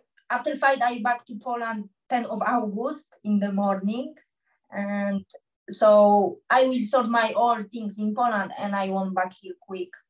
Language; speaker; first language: English; non-native, learner; Polish